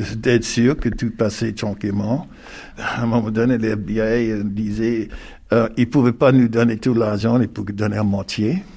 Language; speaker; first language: French; non-native, fluent; English